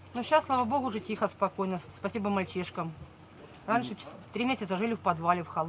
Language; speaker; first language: Russian; native; Russian